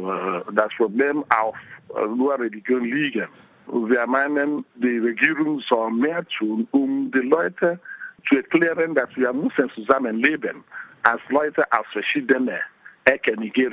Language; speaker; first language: German; non-native, fluent; Igbo